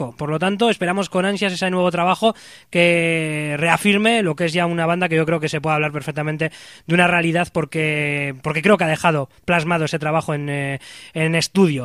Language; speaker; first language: Spanish; native; Spanish